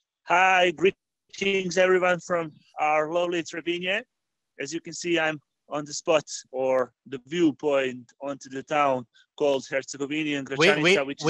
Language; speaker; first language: English; non-native, fluent; Croatian